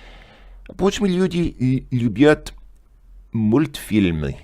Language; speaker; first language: Russian; non-native, learner; English